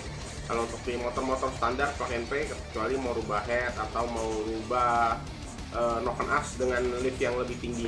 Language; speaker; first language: Indonesian; native; Indonesian